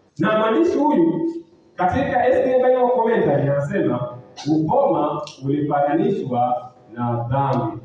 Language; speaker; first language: Swahili; non-native, local second language; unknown